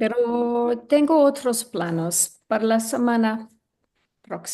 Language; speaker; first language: Spanish; non-native, learner; English